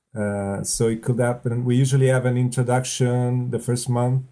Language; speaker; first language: English; non-native, fluent; Italian